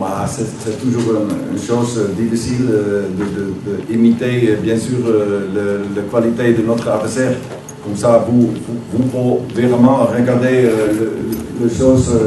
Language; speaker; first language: French; non-native, learner; Dutch